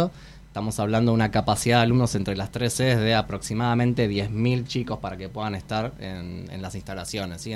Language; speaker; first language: Spanish; native; Spanish